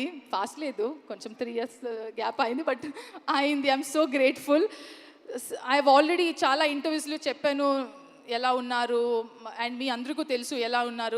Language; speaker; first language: Telugu; non-native, learner; Kannada